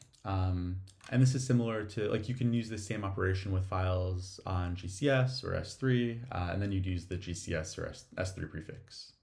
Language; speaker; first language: English; native; English